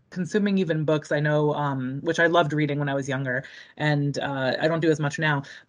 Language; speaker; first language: English; native; English